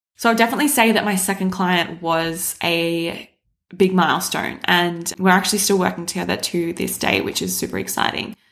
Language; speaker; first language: English; native; English